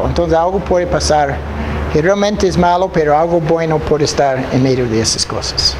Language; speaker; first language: Spanish; non-native, fluent; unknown